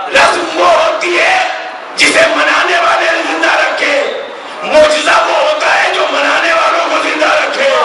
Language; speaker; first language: Urdu; native; Urdu